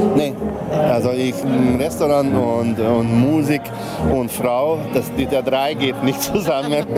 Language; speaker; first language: German; non-native, local second language; Hungarian